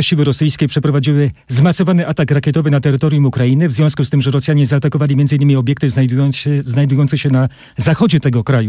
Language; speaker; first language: Polish; native; Polish